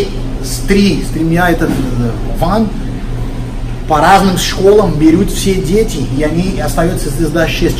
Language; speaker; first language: Russian; non-native, learner; Portuguese